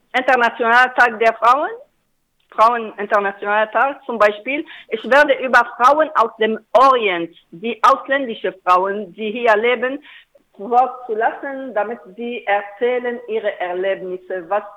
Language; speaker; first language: German; non-native, learner; Arabic